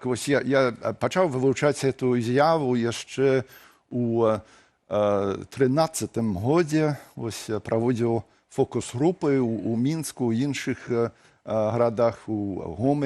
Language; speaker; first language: Belarusian; non-native, fluent; English